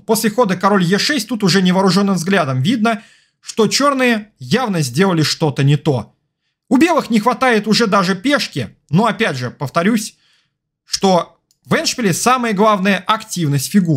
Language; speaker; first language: Russian; native; Russian